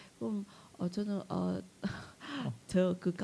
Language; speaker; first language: Korean; non-native, fluent; Vietnamese